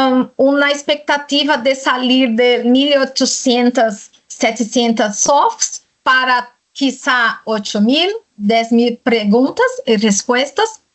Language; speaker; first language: Spanish; non-native, fluent; Portuguese